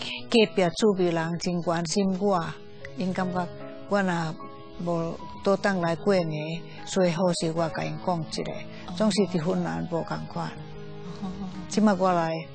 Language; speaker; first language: Chinese; non-native, fluent; Finnish